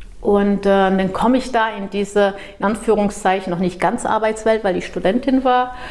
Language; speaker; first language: German; non-native, fluent; Portuguese